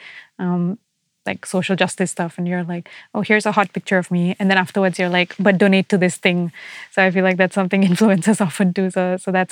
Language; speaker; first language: English; native; English